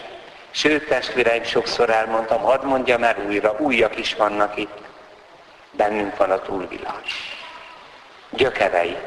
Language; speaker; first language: Hungarian; native; Hungarian